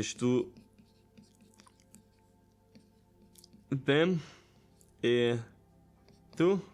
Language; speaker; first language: Portuguese; non-native, learner; German